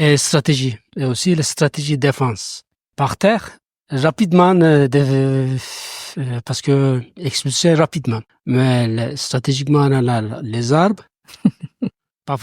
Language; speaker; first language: French; non-native, learner; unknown